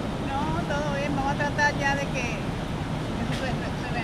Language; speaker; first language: Spanish; native; Spanish